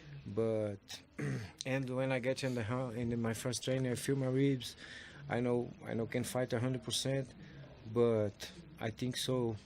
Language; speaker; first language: English; non-native, learner; Portuguese